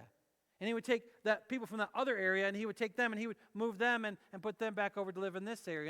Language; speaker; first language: English; native; English